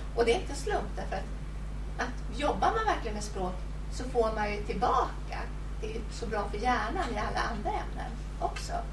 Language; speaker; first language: Swedish; native; Swedish